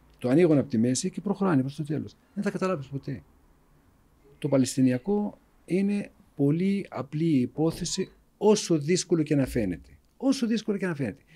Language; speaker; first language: Greek; non-native, fluent; Arabic